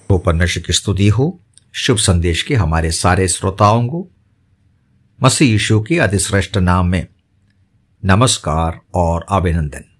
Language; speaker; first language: Hindi; non-native, local second language; Malayalam